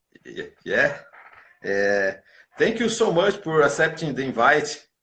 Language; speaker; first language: English; non-native, learner; Portuguese